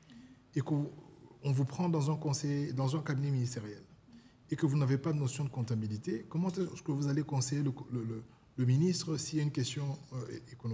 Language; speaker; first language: French; non-native, local second language; Lingala